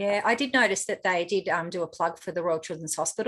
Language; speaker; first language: English; native; English